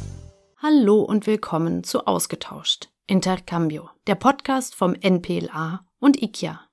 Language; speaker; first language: German; native; German